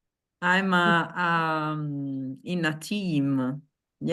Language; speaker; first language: English; non-native, learner; Italian